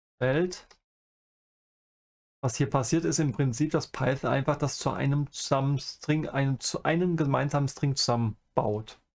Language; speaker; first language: German; native; German